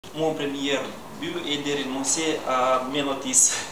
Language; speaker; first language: French; non-native, learner; Romanian